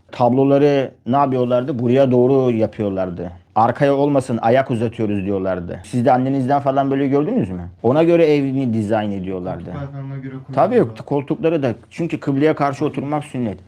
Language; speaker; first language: Turkish; native; Turkish